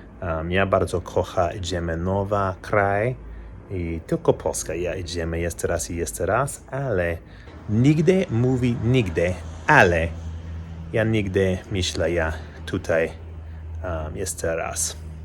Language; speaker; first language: Polish; non-native, learner; English